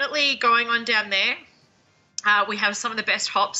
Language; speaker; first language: English; native; English